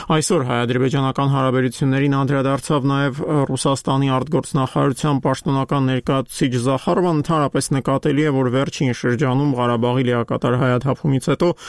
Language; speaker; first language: Armenian; native; Armenian